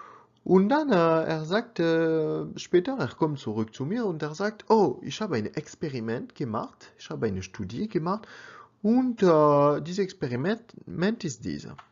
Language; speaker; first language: German; non-native, learner; French